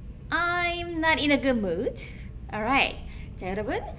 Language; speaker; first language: English; non-native, fluent; Korean